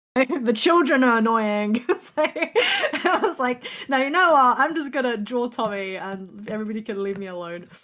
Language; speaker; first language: English; native; English